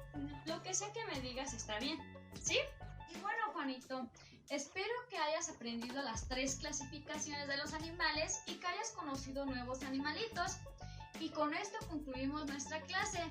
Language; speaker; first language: Spanish; native; Spanish